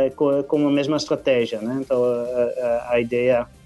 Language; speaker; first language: Portuguese; non-native, fluent; Dutch